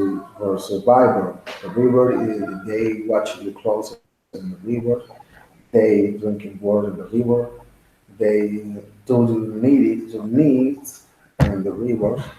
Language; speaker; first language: English; non-native, learner; Spanish